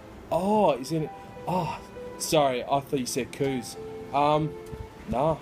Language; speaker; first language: English; native; English